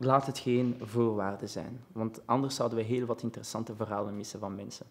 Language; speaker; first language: Dutch; early bilingual, other home language; Arabic